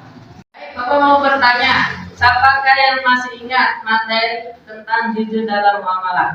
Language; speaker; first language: Indonesian; native; Indonesian